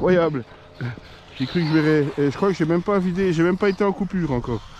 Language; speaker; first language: French; native; French